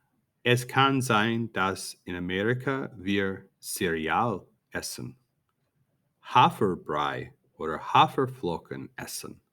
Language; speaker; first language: German; non-native, fluent; English